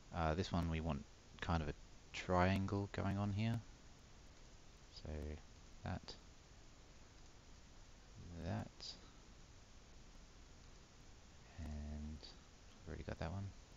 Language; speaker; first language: English; native; English